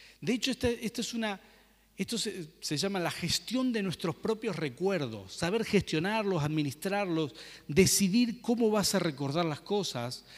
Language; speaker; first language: Spanish; native; Spanish